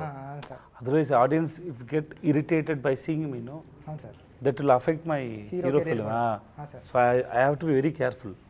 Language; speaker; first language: Telugu; non-native, learner; Tamil